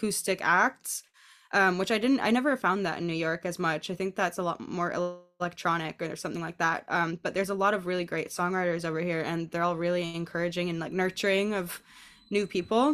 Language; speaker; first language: English; native; English